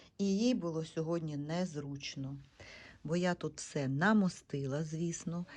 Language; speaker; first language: Ukrainian; native; Ukrainian